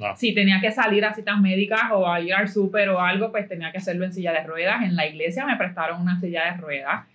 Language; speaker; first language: Spanish; native; Spanish